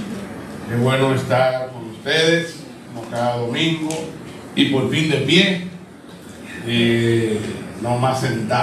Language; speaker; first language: Spanish; native; Spanish